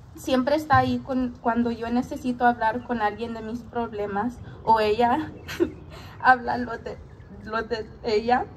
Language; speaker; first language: Spanish; early bilingual, heritage; Spanish